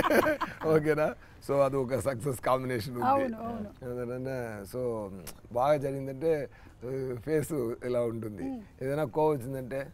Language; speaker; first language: Telugu; non-native, local second language; Tamil